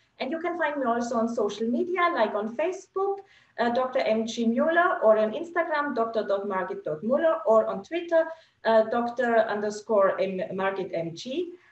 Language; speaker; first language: English; non-native, fluent; German